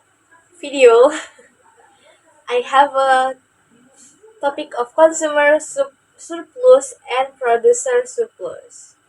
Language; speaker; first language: English; non-native, learner; Indonesian